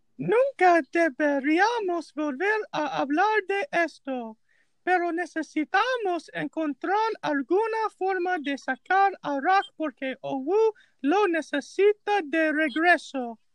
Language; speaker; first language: Spanish; non-native, learner; English